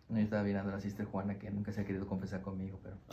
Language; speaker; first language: Spanish; native; Spanish